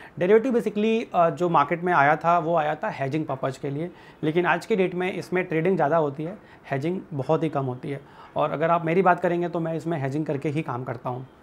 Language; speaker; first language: Hindi; native; Hindi